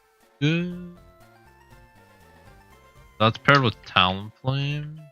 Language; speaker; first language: English; native; English